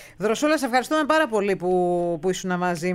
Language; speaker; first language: Greek; native; Greek